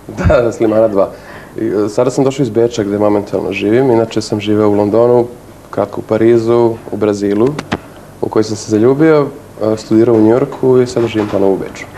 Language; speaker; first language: Serbian; native; Serbian